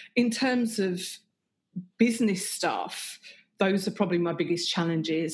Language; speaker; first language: English; native; English